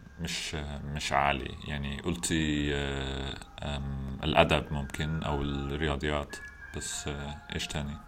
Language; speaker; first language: Arabic; non-native, learner; English